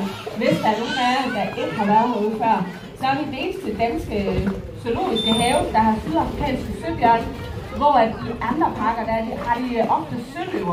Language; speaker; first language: Danish; native; Danish